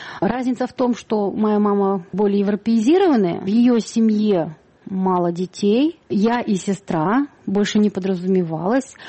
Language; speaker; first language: Russian; native; Russian